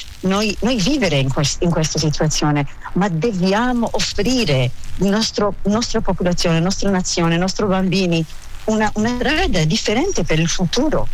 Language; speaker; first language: Italian; non-native, learner; Hebrew